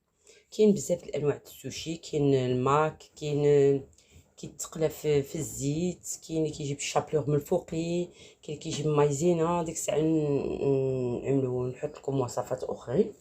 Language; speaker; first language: Arabic; native; Arabic